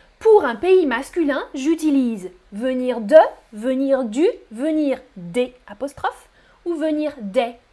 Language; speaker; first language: French; native; French